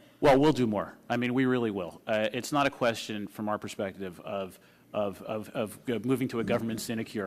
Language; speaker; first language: English; native; English